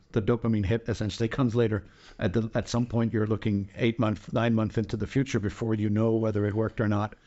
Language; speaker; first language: English; non-native, fluent; Danish